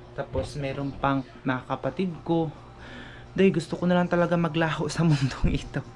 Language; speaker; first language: Filipino; non-native, local second language; Cebuano